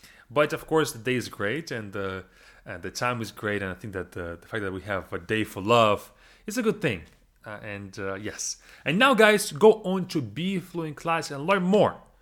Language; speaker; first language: English; non-native, fluent; Russian